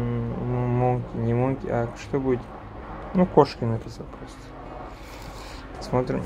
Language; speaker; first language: Russian; non-native, local second language; Kazakh